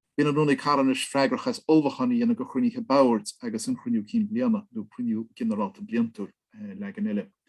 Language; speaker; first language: Irish; native; Irish